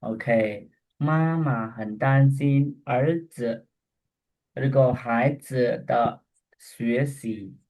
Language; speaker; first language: Chinese; non-native, fluent; Khmer